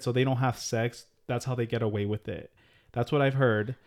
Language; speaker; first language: English; early bilingual, other home language; Spanish